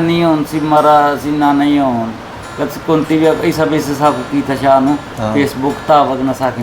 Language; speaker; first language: Filipino; non-native, learner; Punjabi